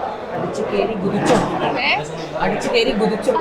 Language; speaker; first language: Malayalam; non-native, fluent; Tamil